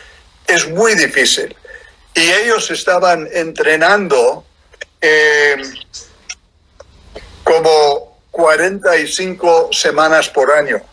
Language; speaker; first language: Spanish; non-native, fluent; English